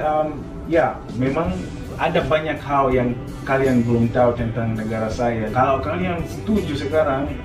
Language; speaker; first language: Malay; non-native, fluent; Nyanja